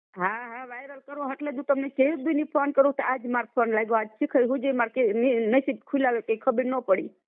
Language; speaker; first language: Gujarati; native; Gujarati